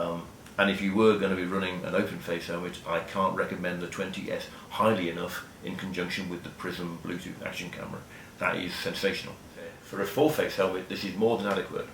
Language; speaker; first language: English; native; English